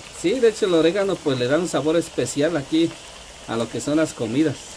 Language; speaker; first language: Spanish; native; Spanish